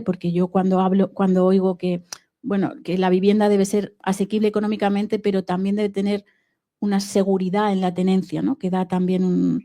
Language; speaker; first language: Spanish; native; Spanish